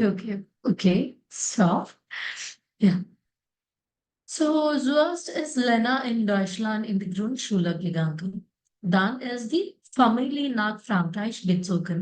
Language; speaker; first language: German; non-native, fluent; Malayalam